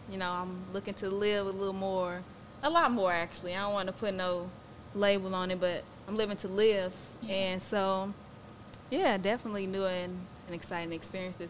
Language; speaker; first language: English; native; English